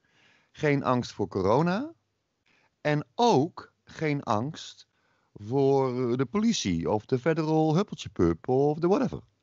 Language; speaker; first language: Dutch; native; Dutch